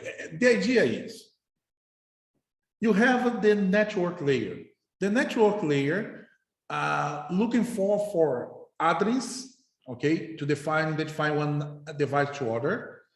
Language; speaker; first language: English; non-native, fluent; Portuguese